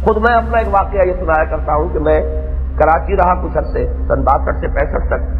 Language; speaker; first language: Urdu; native; Urdu